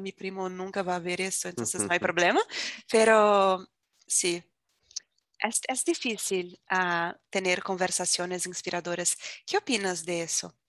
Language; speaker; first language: Spanish; non-native, fluent; Portuguese